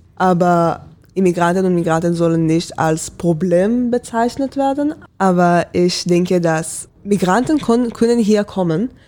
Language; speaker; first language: German; non-native, fluent; Hebrew